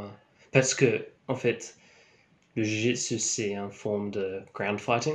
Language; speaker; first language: French; non-native, learner; English